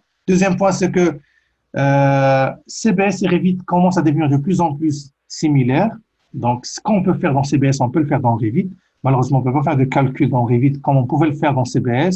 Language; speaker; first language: French; native; French